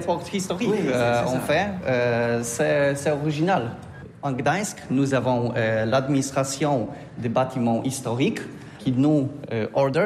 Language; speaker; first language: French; non-native, learner; Polish